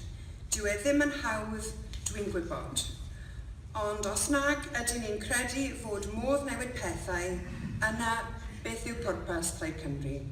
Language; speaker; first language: Welsh; non-native, local second language; English